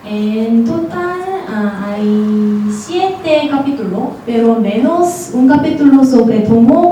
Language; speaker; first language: Spanish; non-native, learner; Korean